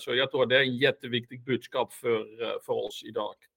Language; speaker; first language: Swedish; non-native, fluent; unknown